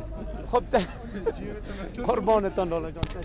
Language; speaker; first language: Persian; native; Persian